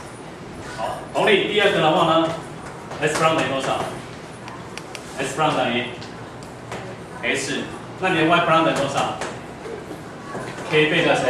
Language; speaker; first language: Chinese; native; Chinese